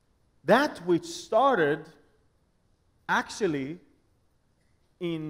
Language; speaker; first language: English; non-native, fluent; Hebrew